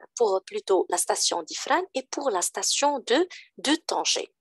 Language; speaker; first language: French; non-native, local second language; Arabic